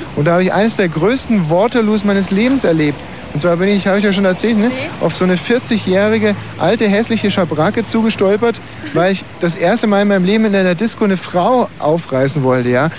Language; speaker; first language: German; native; German